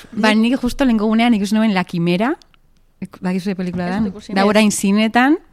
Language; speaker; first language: Basque; native; Basque